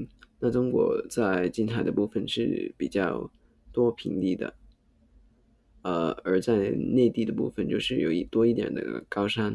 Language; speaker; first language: Chinese; non-native, local second language; Cantonese